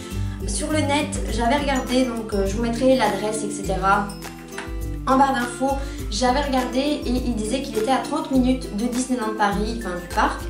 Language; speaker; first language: French; native; French